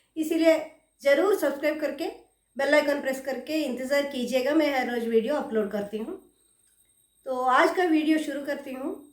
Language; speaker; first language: Hindi; non-native, local second language; Kannada